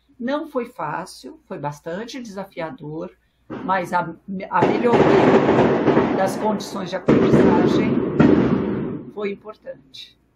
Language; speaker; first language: Portuguese; early bilingual, other home language; French